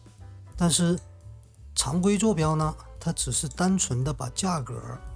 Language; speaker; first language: Chinese; native; Chinese